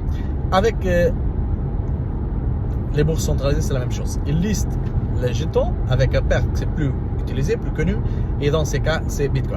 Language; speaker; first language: French; non-native, learner; Portuguese